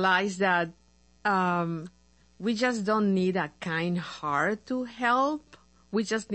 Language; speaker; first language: English; non-native, fluent; Spanish